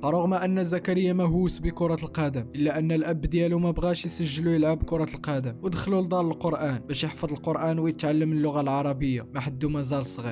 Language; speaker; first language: Arabic; native; Arabic